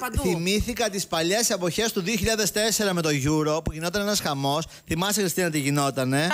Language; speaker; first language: Greek; native; Greek